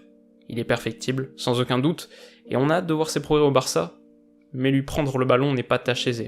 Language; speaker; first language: French; native; French